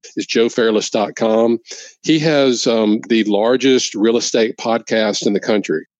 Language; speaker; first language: English; native; English